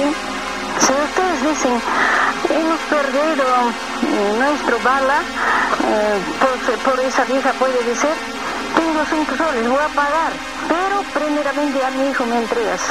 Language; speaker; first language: Spanish; non-native, local second language; Quechua